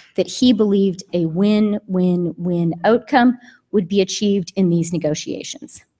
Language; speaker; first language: English; native; English